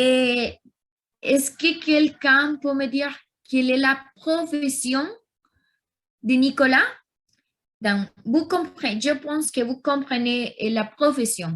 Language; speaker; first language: French; non-native, learner; Spanish